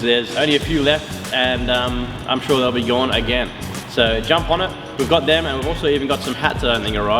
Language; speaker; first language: English; native; English